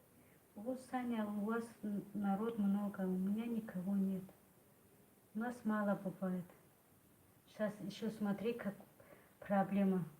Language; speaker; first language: Russian; non-native, learner; Tajik